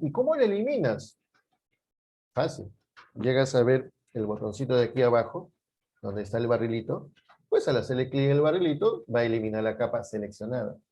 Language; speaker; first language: Spanish; native; Spanish